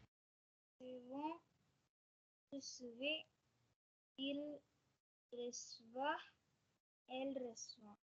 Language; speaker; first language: French; non-native, learner; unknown